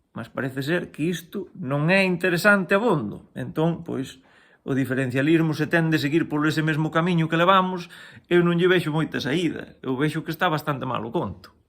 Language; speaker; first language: Galician; native; Galician